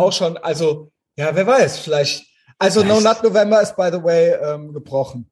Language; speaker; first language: German; native; German